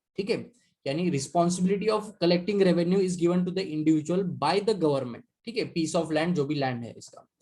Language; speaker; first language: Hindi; non-native, local second language; Marathi